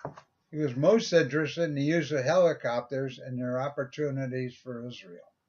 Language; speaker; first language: English; native; English